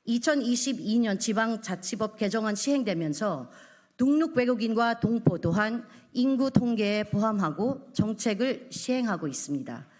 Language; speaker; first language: Korean; non-native, fluent; Filipino